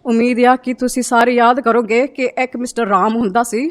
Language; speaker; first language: Punjabi; early bilingual, heritage; Punjabi